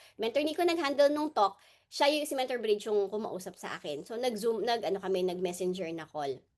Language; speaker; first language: Filipino; non-native, local second language; Hiligaynon